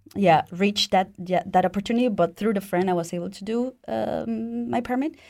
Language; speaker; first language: English; non-native, fluent; Spanish